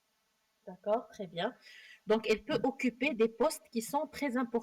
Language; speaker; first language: French; non-native, local second language; Arabic